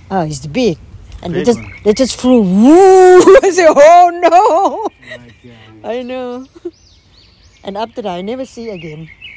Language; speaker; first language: English; non-native, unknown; Thai